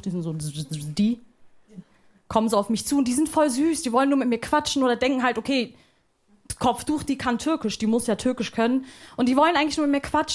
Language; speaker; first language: German; early bilingual, other home language; Arabic